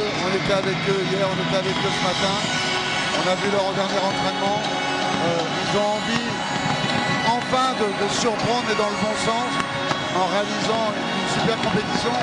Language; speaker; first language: French; native; French